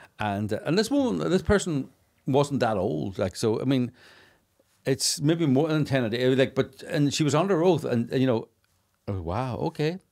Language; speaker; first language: English; native; English